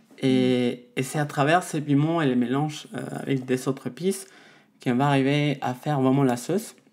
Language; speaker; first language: French; non-native, fluent; Spanish